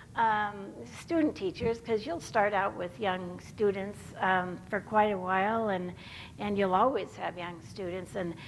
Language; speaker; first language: English; native; English